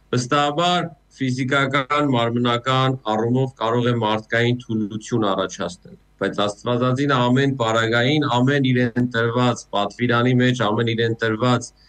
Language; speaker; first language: Armenian; native; Armenian